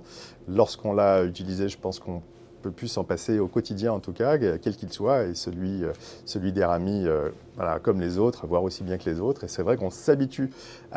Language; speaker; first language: French; native; French